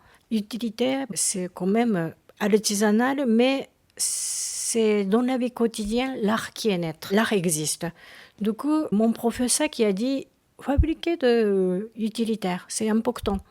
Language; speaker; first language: French; non-native, learner; Japanese